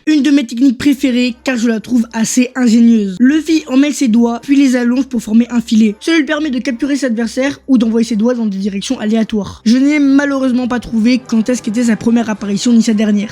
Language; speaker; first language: French; native; French